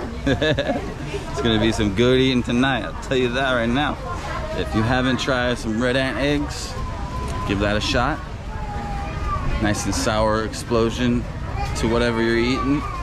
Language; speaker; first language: English; native; English